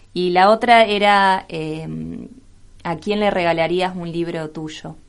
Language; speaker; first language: Spanish; native; Spanish